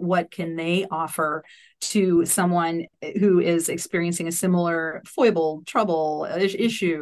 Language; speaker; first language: English; native; English